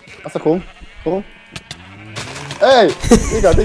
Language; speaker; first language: German; native; German